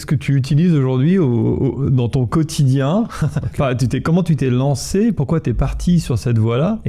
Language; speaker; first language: French; native; French